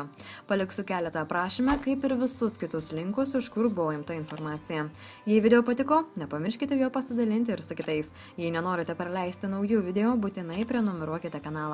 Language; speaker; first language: Lithuanian; native; Lithuanian